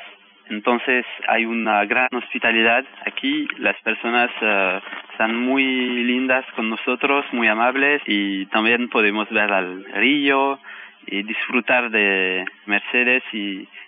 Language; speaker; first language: Spanish; non-native, fluent; French